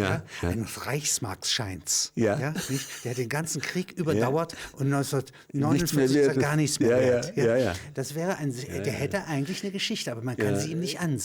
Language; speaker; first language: German; native; German